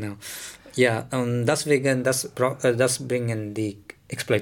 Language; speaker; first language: German; non-native, learner; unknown